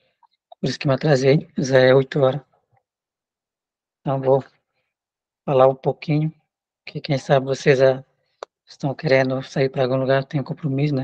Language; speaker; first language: Portuguese; non-native, local second language; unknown